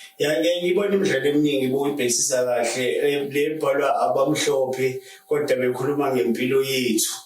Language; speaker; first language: Zulu; native; Zulu